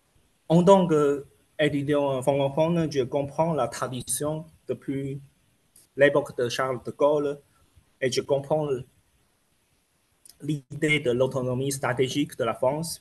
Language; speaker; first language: French; non-native, fluent; Chinese